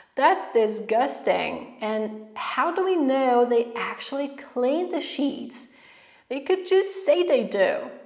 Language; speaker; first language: English; non-native, fluent; Polish